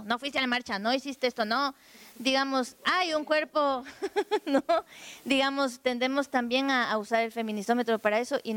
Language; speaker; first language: Spanish; native; Spanish